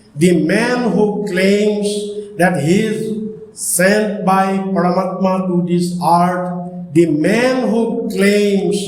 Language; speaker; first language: English; non-native, local second language; Assamese